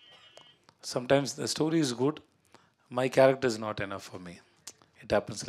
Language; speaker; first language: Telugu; non-native, learner; Tamil